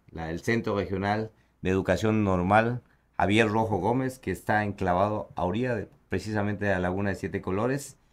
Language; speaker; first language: Spanish; native; Spanish